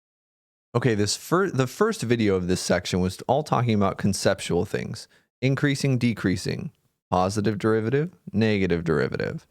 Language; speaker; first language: English; native; English